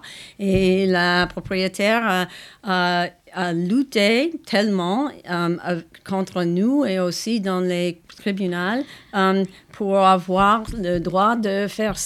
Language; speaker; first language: French; non-native, fluent; English